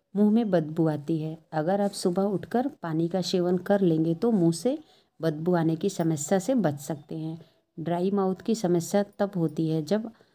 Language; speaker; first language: Hindi; native; Hindi